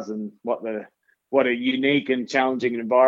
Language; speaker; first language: English; native; English